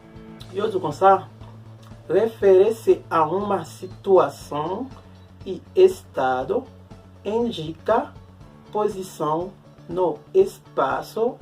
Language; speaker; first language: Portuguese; non-native, fluent; Haitian Creole